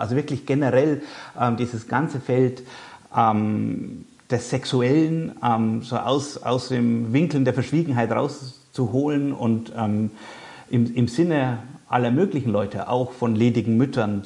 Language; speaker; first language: German; native; German